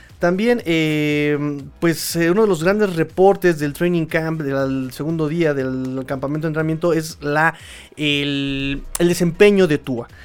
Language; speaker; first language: Spanish; native; Spanish